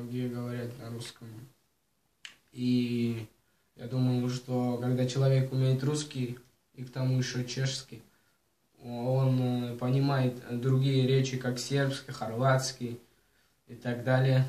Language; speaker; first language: Russian; early bilingual, heritage; Kazakh